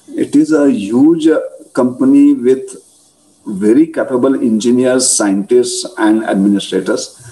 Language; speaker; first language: English; non-native, local second language; Marathi